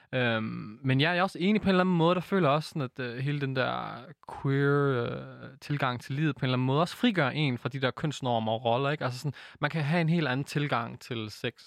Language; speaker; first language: Danish; native; Danish